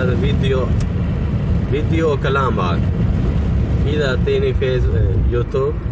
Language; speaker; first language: Arabic; non-native, learner; Urdu